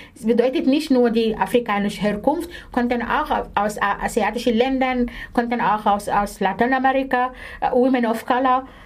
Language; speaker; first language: German; non-native, fluent; Arabic